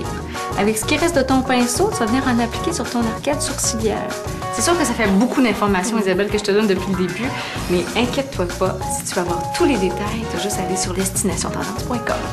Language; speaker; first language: French; native; French